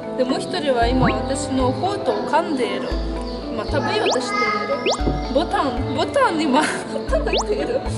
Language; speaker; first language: Japanese; non-native, fluent; Russian